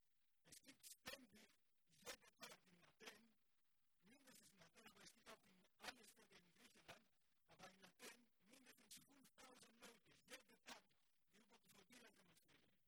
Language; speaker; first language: German; non-native, learner; Greek